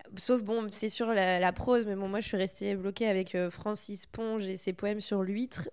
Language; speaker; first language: French; native; French